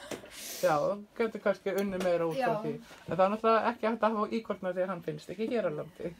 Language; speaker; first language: Icelandic; native; Icelandic